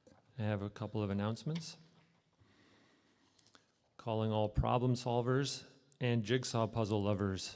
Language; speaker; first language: English; native; English